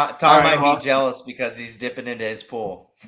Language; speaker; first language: English; native; English